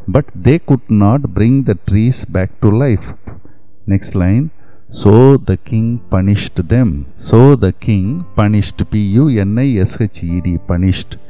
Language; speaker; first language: English; non-native, local second language; Tamil